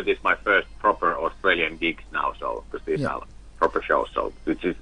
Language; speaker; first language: English; non-native, fluent; Finnish